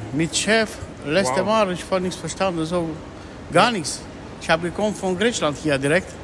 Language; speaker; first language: German; non-native, learner; Romanian